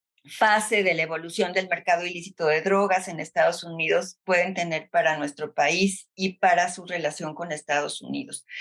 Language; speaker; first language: Spanish; native; Spanish